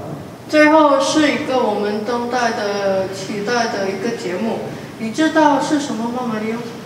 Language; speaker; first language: Chinese; non-native, learner; Indonesian